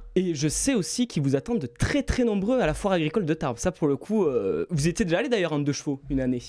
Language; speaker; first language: French; native; French